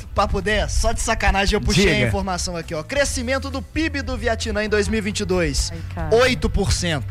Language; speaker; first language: Portuguese; native; Portuguese